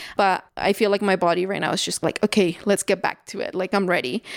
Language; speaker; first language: English; early bilingual, other home language; Spanish